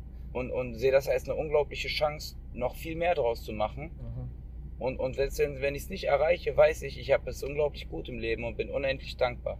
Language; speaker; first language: German; native; German